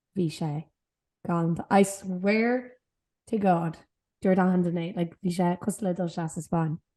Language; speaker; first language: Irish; non-native, local second language; English